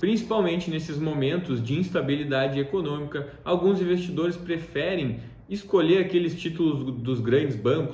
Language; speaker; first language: Portuguese; native; Portuguese